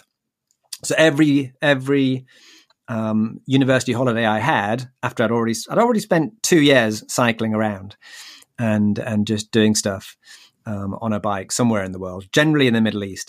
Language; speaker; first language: English; native; English